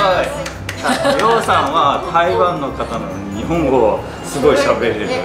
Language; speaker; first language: Japanese; native; Japanese